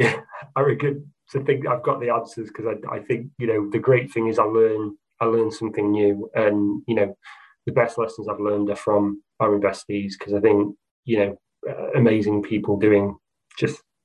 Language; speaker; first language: English; native; English